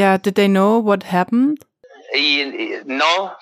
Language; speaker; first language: English; non-native, fluent; German